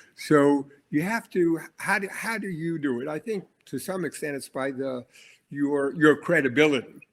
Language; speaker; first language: English; native; English